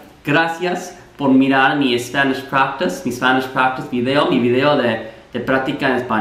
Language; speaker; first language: Spanish; non-native, fluent; English